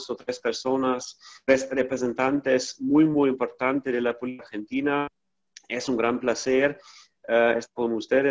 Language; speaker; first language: Spanish; non-native, fluent; German